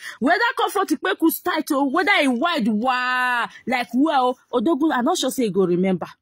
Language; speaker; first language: Nigerian Pidgin; non-native, local second language; Igbo